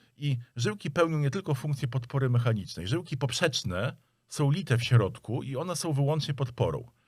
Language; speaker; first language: Polish; native; Polish